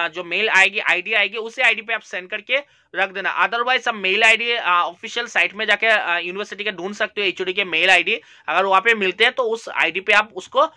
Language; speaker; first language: Hindi; non-native, local second language; Bangla